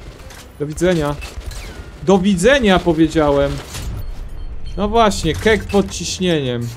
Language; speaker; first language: Polish; native; Polish